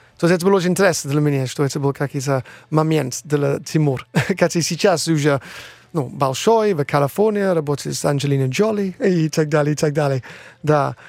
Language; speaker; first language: Russian; non-native, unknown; English